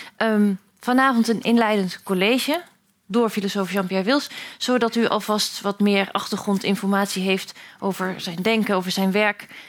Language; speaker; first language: Dutch; native; Dutch